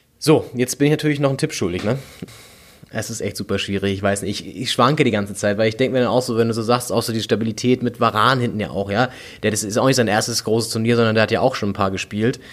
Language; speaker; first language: German; native; German